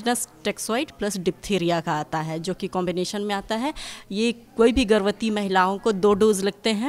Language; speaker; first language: Hindi; native; Hindi